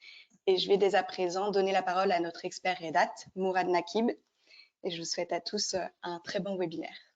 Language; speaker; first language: French; native; French